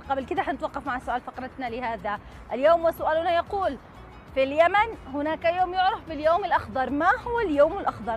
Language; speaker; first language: Arabic; native; Arabic